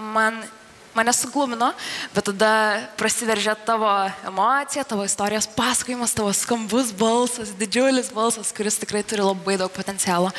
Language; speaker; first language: Lithuanian; native; Lithuanian